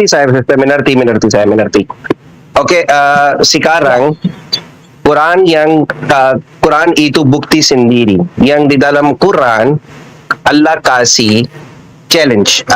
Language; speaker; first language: Indonesian; non-native, learner; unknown